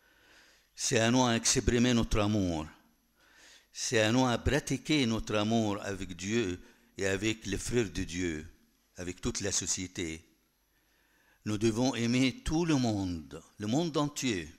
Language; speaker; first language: French; non-native, fluent; Arabic